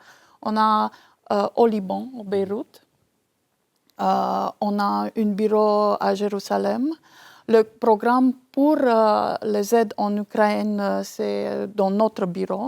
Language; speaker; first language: French; non-native, fluent; Romanian